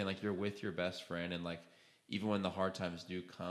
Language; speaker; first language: English; native; English